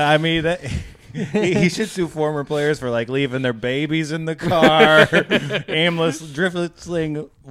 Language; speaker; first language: English; native; English